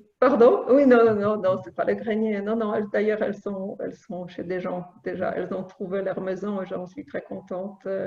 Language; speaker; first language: French; non-native, fluent; Polish